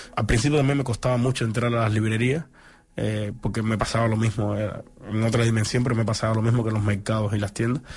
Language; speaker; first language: Spanish; native; Spanish